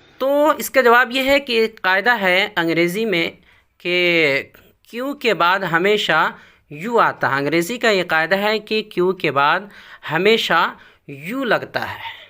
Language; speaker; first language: Urdu; native; Urdu